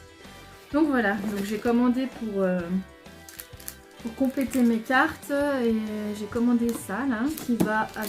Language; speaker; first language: French; native; French